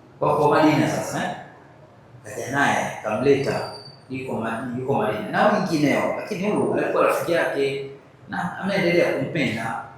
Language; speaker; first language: Swahili; native; Swahili